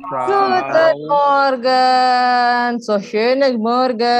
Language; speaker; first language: German; non-native, learner; Indonesian